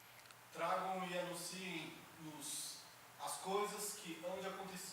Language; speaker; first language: Portuguese; native; Portuguese